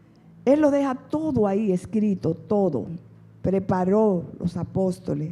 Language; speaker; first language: Spanish; native; Spanish